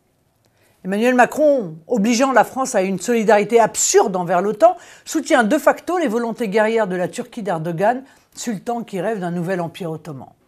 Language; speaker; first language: French; native; French